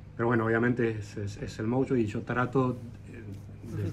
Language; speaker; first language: Spanish; native; Spanish